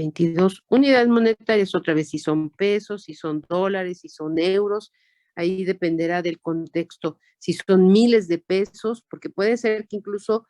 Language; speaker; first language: Spanish; native; Spanish